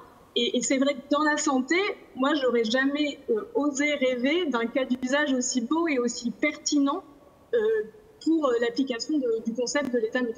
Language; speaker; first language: French; native; French